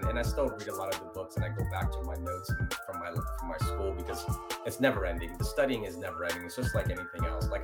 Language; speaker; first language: English; early bilingual, other home language; Italian